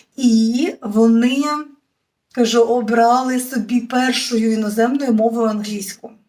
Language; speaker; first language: Ukrainian; native; Ukrainian